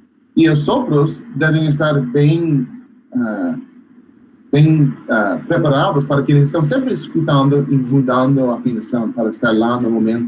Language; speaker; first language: Portuguese; non-native, fluent; English